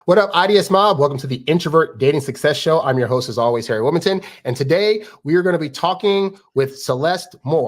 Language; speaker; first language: English; native; English